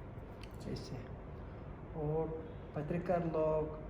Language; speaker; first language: Hindi; non-native, fluent; Mongolian